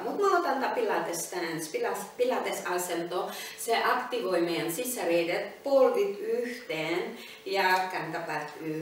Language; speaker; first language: Finnish; non-native, learner; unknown